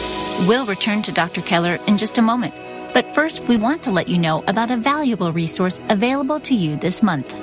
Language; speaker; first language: English; native; English